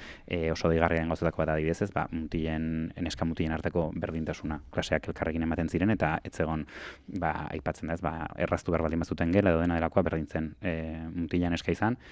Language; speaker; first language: Basque; native; Basque